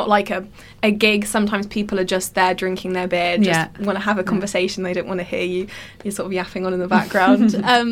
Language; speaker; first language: English; native; English